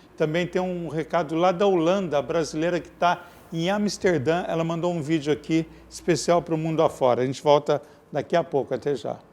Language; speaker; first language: Portuguese; native; Portuguese